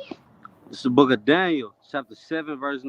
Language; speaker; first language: English; native; English